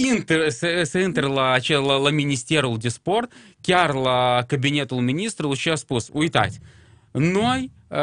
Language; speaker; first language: Romanian; non-native, local second language; Russian